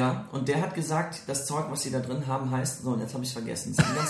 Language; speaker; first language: German; native; German